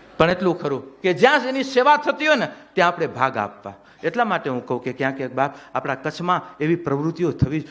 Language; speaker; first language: Gujarati; non-native, local second language; Kachhi